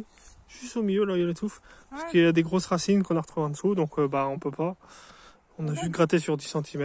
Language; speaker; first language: French; native; French